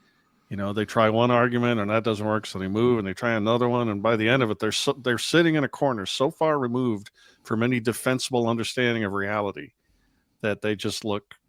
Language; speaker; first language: English; native; English